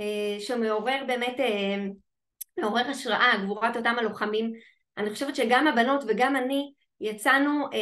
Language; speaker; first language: Hebrew; native; Hebrew